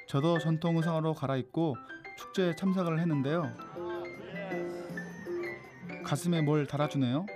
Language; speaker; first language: Korean; native; Korean